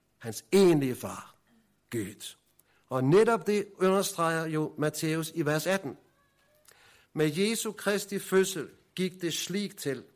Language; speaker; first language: Danish; native; Danish